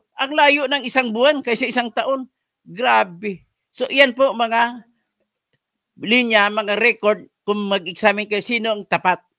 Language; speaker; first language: Filipino; non-native, local second language; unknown